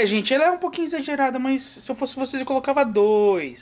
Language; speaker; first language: Portuguese; native; Portuguese